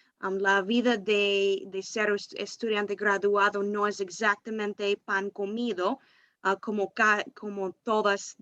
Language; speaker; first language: Spanish; non-native, fluent; English